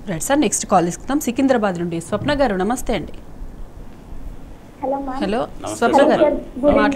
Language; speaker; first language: Telugu; native; Telugu